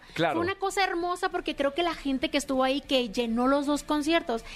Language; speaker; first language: Spanish; native; Spanish